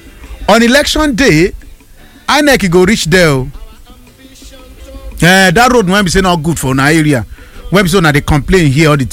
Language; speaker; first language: Nigerian Pidgin; non-native, local second language; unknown